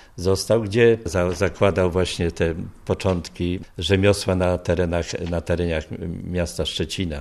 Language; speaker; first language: Polish; native; Polish